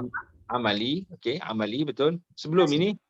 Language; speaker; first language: Indonesian; non-native, local second language; Malay